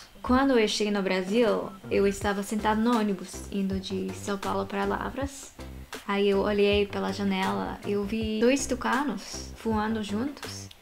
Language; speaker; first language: Portuguese; non-native, fluent; Japanese